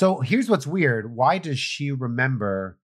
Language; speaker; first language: English; native; English